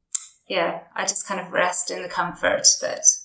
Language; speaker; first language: English; native; English